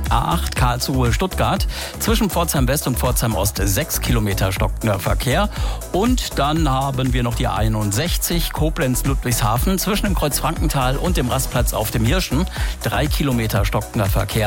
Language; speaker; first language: German; native; German